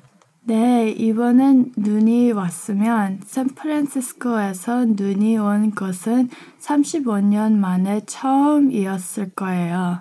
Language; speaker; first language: Korean; early bilingual, heritage; Korean